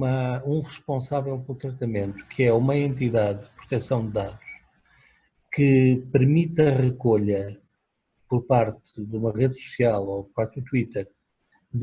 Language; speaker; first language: Portuguese; native; Portuguese